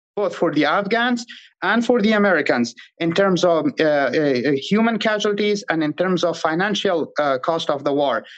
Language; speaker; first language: English; non-native, fluent; Pashto